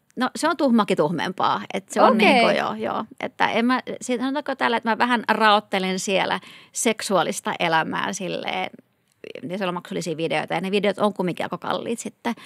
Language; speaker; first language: Finnish; native; Finnish